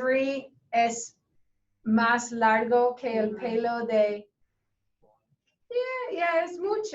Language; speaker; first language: Spanish; non-native, fluent; English